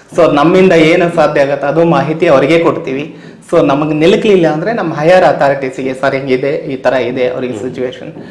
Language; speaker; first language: Kannada; non-native, local second language; Lambadi